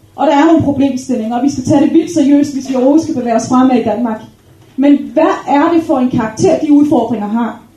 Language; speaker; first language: Danish; early bilingual, other home language; Arabic